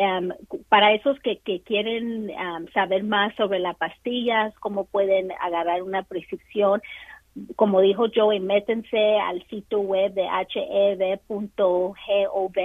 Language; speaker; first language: Spanish; early bilingual, other home language; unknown